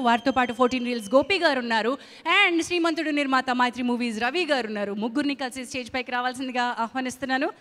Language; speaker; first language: Telugu; native; Telugu